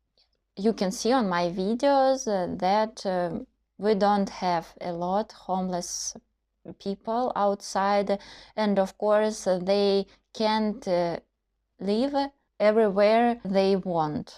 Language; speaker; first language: English; non-native, learner; Russian